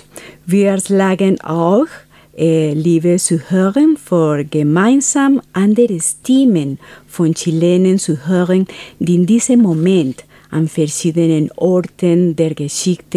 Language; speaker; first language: German; non-native, fluent; Spanish